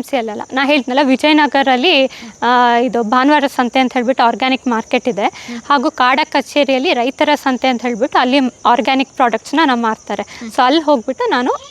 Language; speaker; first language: Kannada; non-native, local second language; Marathi